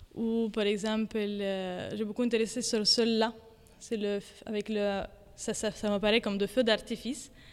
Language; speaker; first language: French; non-native, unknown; Ukrainian